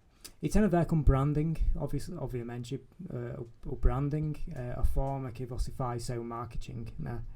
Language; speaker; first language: Portuguese; non-native, fluent; English